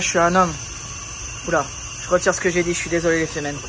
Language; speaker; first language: French; native; French